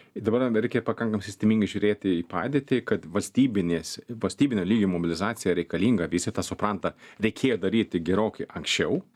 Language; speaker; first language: Lithuanian; non-native, fluent; Swedish